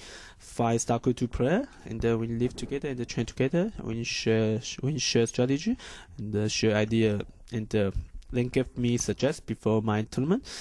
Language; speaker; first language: English; non-native, learner; Chinese